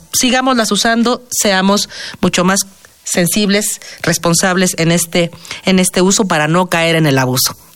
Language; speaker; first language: Spanish; native; Spanish